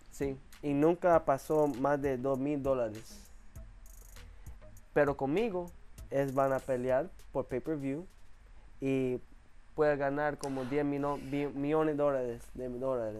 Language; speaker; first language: Spanish; early bilingual, heritage; English